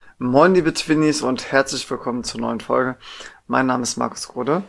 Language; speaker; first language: German; native; German